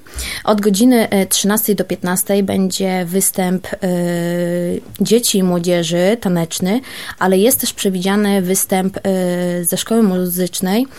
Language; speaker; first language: Polish; native; Polish